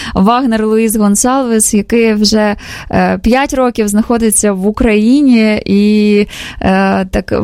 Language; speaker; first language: Ukrainian; native; Ukrainian